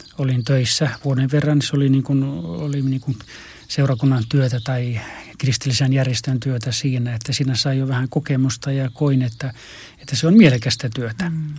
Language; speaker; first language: Finnish; native; Finnish